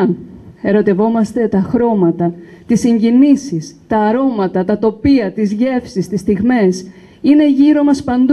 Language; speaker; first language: Greek; native; Greek